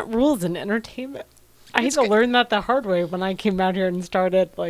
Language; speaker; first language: English; native; English